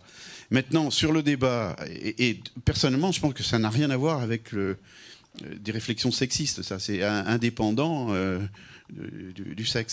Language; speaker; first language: French; native; French